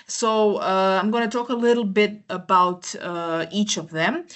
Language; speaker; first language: English; non-native, fluent; Croatian